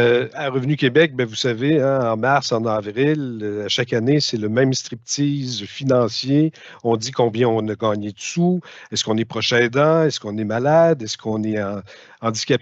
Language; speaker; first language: French; native; French